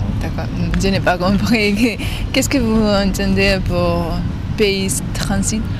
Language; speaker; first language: French; non-native, learner; Spanish